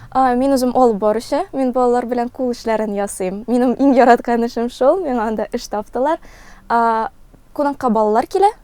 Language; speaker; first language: Tatar; non-native, local second language; Russian